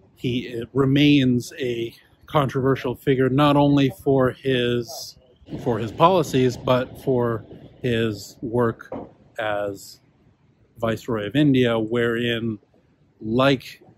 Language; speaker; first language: English; native; English